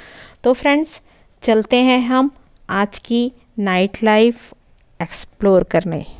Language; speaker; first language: Hindi; native; Hindi